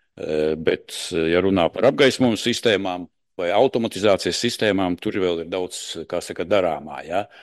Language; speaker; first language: Latvian; non-native, local second language; Russian